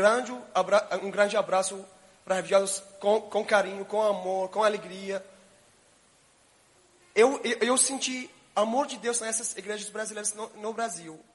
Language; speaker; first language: Portuguese; non-native, learner; Arabic